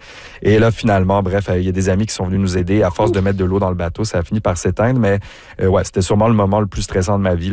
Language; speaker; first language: French; native; French